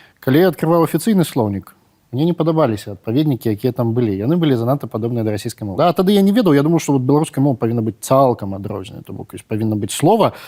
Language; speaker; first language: Belarusian; non-native, local second language; Russian